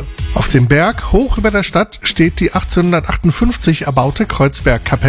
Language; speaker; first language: German; native; German